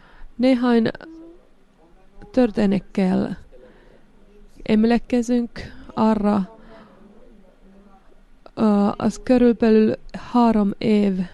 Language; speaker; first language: Hungarian; non-native, learner; Finnish